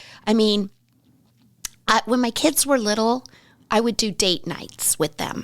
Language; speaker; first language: English; native; English